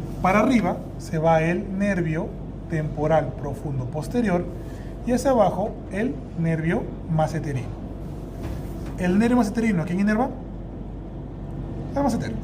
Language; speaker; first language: Spanish; native; Spanish